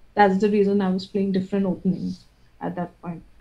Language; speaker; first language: English; non-native, local second language; Bangla